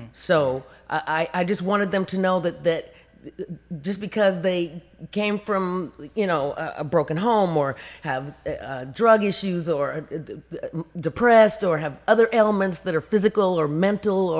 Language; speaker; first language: English; native; English